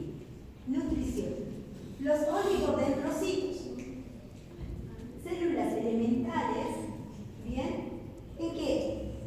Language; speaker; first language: Spanish; native; Spanish